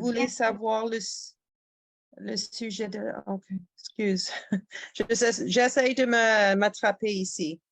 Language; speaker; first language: French; non-native, fluent; English